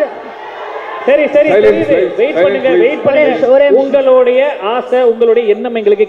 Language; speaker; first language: Tamil; native; Tamil